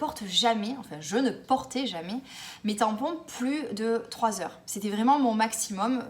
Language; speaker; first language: French; native; French